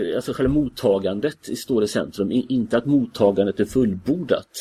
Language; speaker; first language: Swedish; native; Swedish